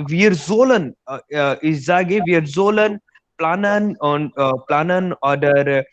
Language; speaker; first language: German; non-native, learner; Hindi